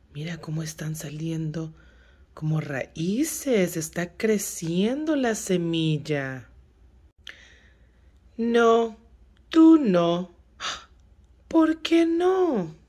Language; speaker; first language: Spanish; early bilingual, heritage; Spanish